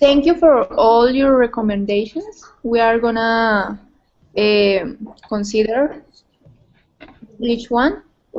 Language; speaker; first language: English; non-native, learner; Spanish